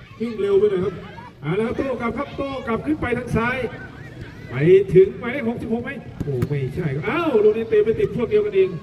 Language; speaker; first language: Thai; native; Thai